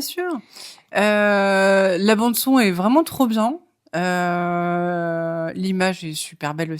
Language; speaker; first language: French; native; French